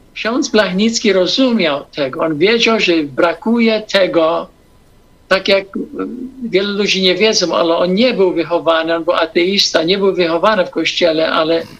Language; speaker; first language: Polish; early bilingual, heritage; English